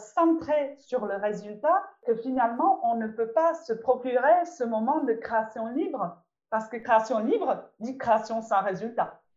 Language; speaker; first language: French; non-native, fluent; Czech